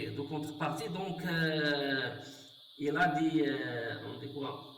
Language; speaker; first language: French; non-native, local second language; Arabic